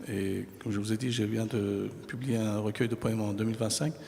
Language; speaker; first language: French; non-native, fluent; Persian